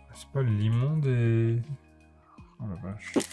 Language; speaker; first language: French; native; French